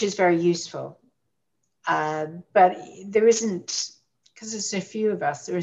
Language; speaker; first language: English; native; English